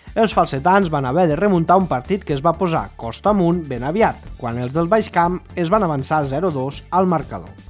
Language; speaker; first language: Catalan; native; Catalan